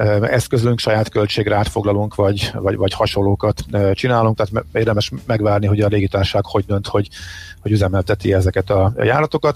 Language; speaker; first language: Hungarian; native; Hungarian